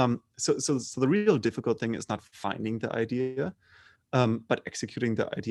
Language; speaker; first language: English; non-native, fluent; German